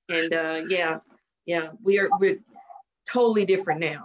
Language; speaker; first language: English; native; English